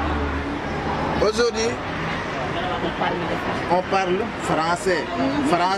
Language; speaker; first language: French; non-native, learner; Wolof